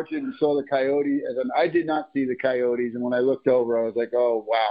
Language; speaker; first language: English; native; English